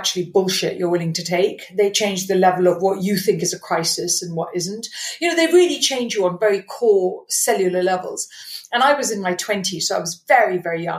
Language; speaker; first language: English; non-native, local second language; Punjabi